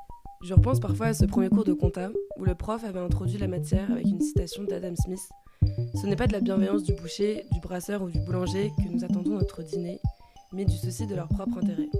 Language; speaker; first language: French; native; French